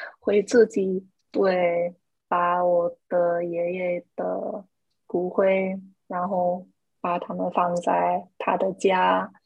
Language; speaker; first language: Chinese; non-native, fluent; English